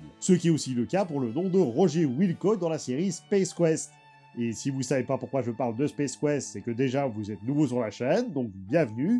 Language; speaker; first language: French; native; French